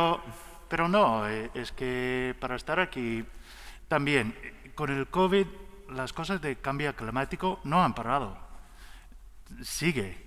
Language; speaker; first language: Spanish; non-native, learner; English